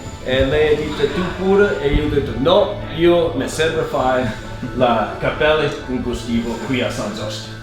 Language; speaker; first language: Italian; early bilingual, heritage; Italian